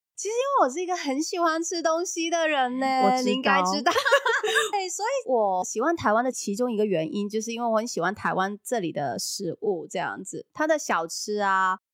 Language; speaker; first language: Chinese; non-native, local second language; Cantonese